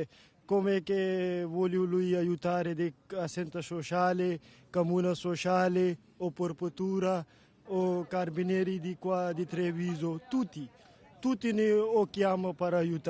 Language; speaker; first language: Italian; non-native, learner; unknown